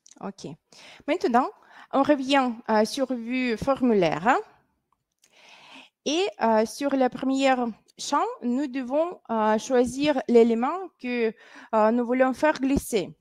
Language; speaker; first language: French; non-native, fluent; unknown